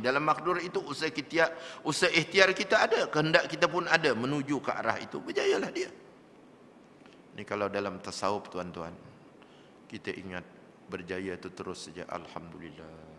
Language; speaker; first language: Malay; native; Malay